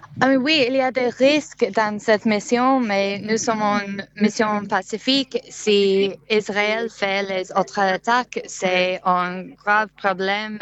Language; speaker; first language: French; non-native, learner; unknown